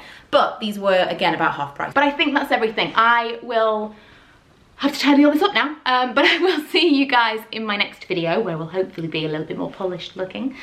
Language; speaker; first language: English; native; English